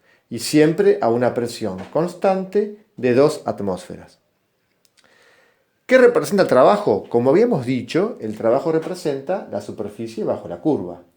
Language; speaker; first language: Spanish; native; Spanish